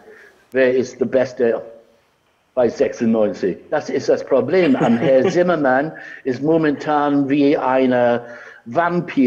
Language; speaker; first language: German; non-native, fluent; English